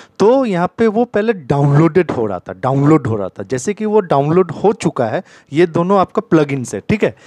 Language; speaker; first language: Hindi; non-native, local second language; Bangla